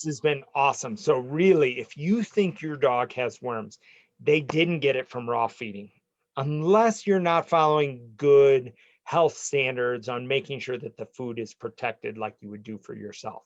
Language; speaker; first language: English; native; English